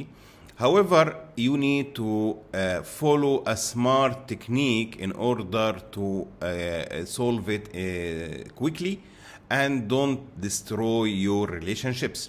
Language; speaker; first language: English; non-native, fluent; Arabic